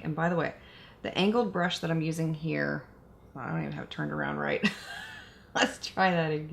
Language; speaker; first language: English; native; English